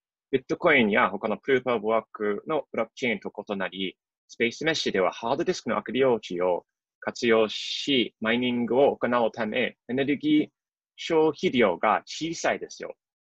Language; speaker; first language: Japanese; non-native, fluent; English